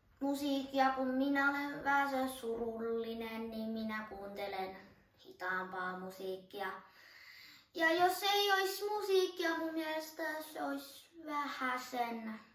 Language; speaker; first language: Finnish; early bilingual, other home language; Chinese